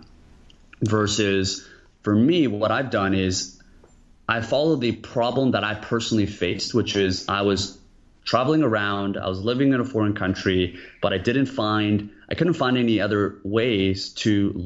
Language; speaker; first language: English; early bilingual, other home language; Korean